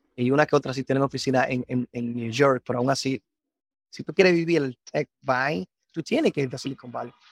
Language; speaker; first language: Spanish; native; Spanish